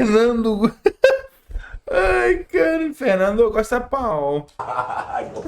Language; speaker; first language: Portuguese; native; Portuguese